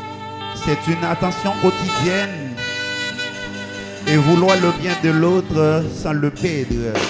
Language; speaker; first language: French; non-native, local second language; Haitian Creole